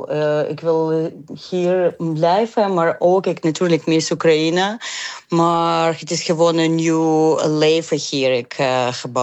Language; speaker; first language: Dutch; non-native, learner; Ukrainian